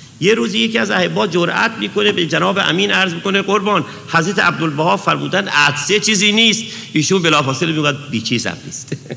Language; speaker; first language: Persian; native; Persian